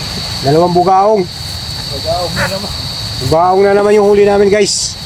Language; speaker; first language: Filipino; native; Filipino